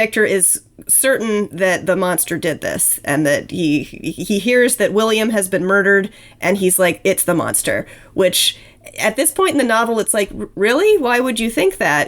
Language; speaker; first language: English; native; English